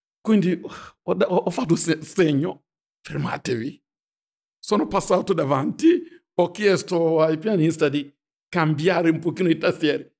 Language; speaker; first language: Italian; non-native, fluent; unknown